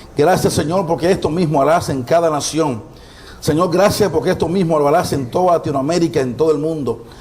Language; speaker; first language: Spanish; non-native, fluent; Haitian Creole